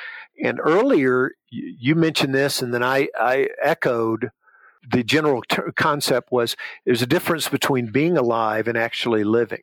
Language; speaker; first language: English; native; English